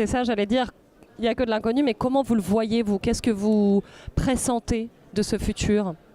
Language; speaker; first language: French; native; French